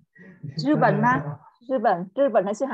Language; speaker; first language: Chinese; non-native, learner; Vietnamese